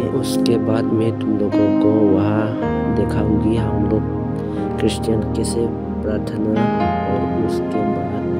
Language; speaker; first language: Hindi; non-native, local second language; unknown